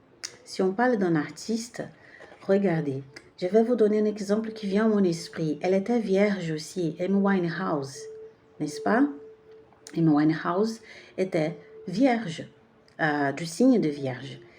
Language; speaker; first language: French; non-native, fluent; Portuguese